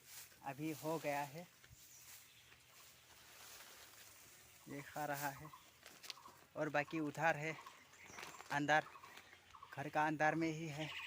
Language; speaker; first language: Hindi; non-native, local second language; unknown